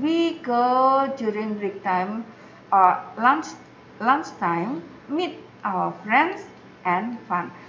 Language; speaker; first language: English; non-native, fluent; Indonesian